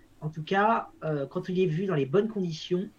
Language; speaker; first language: French; native; French